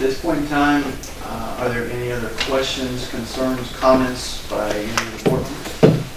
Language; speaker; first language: English; native; English